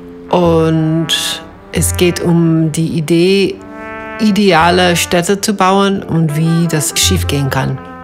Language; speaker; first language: German; non-native, fluent; English